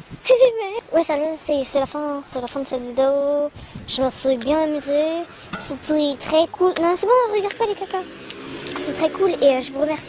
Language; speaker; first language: French; native; French